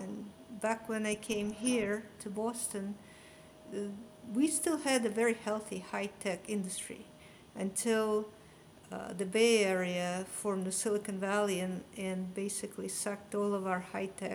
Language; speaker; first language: English; non-native, fluent; Russian